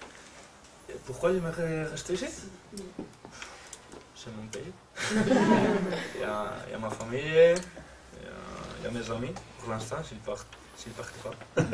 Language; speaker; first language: French; non-native, fluent; Spanish